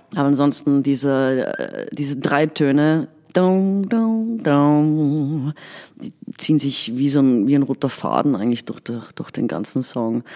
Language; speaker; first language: German; native; German